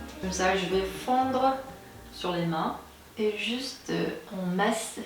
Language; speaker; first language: French; non-native, fluent; Korean